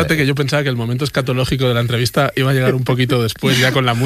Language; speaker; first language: Spanish; native; Spanish